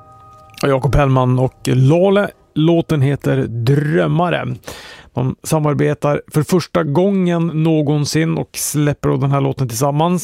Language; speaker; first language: Swedish; native; Swedish